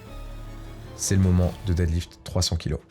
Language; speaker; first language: French; native; French